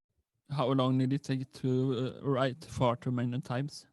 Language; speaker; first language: English; non-native, learner; Swedish